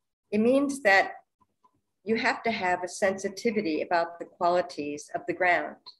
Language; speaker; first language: English; native; English